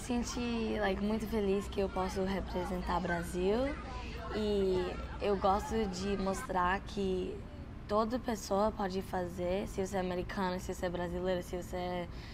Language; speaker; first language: Portuguese; early bilingual, heritage; Portuguese